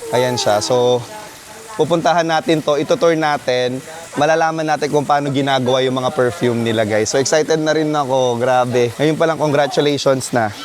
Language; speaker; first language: Filipino; non-native, local second language; Pampanga